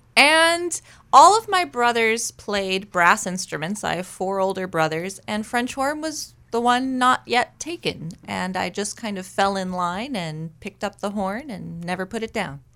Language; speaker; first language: English; native; English